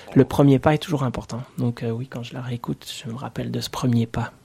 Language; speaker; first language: French; native; French